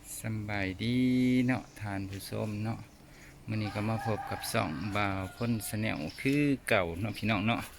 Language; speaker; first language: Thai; non-native, local second language; Northeastern Thai